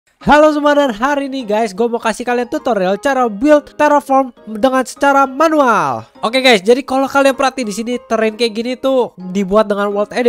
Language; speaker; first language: Indonesian; native; Indonesian